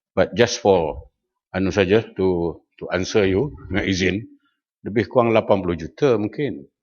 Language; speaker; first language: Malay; native; Malay